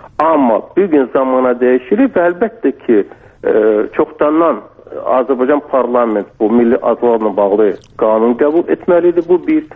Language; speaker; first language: Azerbaijani; native; Azerbaijani